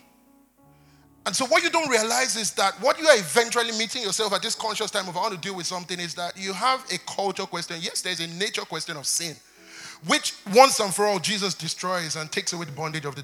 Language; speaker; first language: English; non-native, local second language; Yoruba